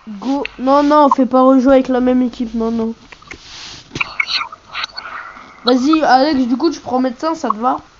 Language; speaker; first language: French; native; French